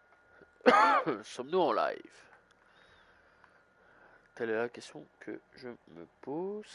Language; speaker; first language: French; native; French